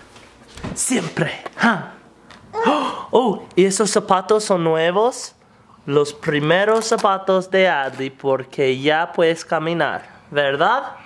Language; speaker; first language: Spanish; non-native, fluent; English